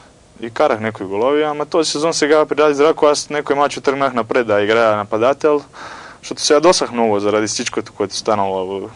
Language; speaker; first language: Bulgarian; non-native, fluent; Croatian